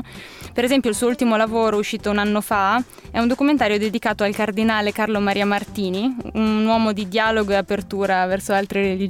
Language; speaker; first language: Italian; native; Italian